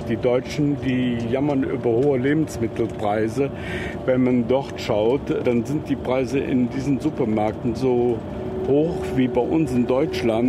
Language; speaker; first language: German; native; German